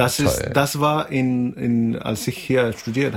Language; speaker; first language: German; non-native, fluent; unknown